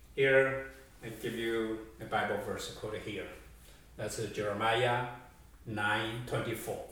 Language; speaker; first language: English; non-native, fluent; Chinese